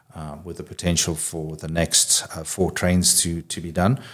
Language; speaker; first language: English; native; English